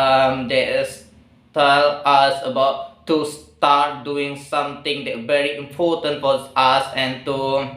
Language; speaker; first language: English; non-native, learner; Indonesian